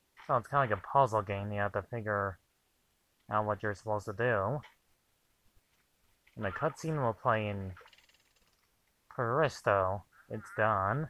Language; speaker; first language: English; native; English